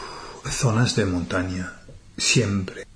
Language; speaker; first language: Spanish; non-native, fluent; English